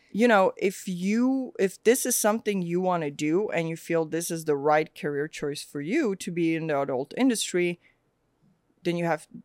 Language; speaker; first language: English; early bilingual, other home language; Swedish